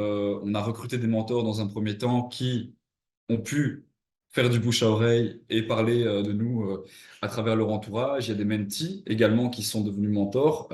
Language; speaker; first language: French; native; French